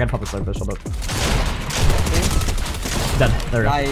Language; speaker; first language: English; native; English